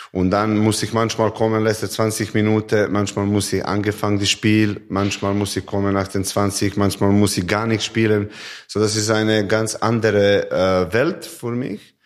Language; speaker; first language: German; non-native, learner; Serbian